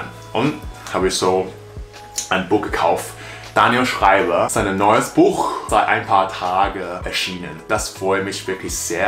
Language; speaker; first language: German; non-native, learner; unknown